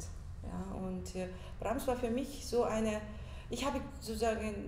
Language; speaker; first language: German; non-native, fluent; Korean